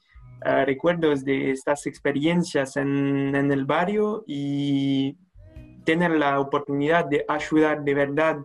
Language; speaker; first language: Spanish; non-native, fluent; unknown